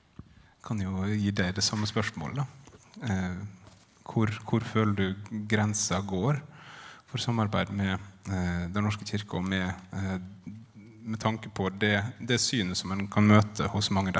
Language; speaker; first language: Norwegian; native; Norwegian